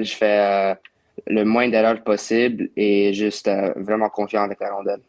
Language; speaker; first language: French; non-native, local second language; English